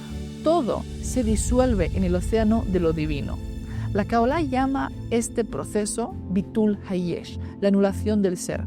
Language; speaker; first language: Spanish; native; Spanish